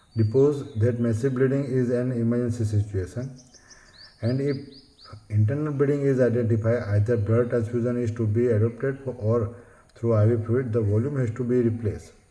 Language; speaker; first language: English; non-native, local second language; Gujarati